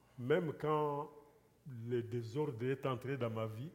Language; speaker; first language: French; non-native, local second language; Lingala